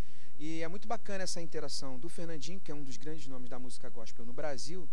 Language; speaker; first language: Portuguese; native; Portuguese